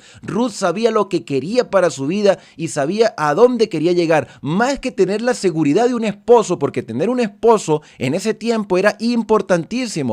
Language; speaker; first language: Spanish; native; Spanish